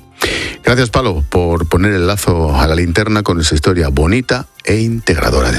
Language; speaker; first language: Spanish; native; Spanish